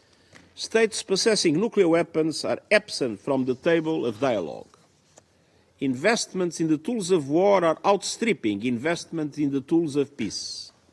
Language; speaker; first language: English; non-native, fluent; Portuguese